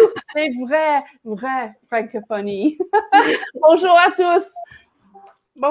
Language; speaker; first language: French; non-native, learner; English